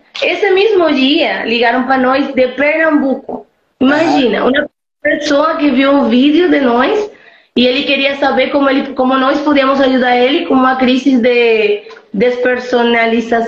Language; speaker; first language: Portuguese; non-native, fluent; Spanish